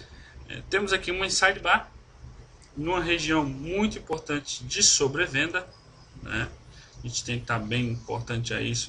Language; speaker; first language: Portuguese; native; Portuguese